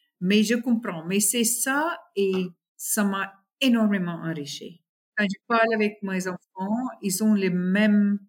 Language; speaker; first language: French; non-native, fluent; English